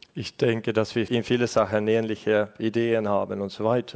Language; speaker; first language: German; non-native, fluent; Estonian